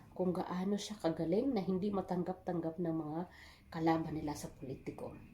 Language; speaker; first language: Filipino; non-native, local second language; Waray